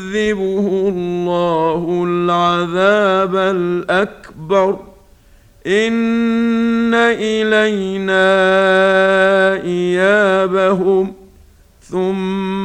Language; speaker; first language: Arabic; native; Arabic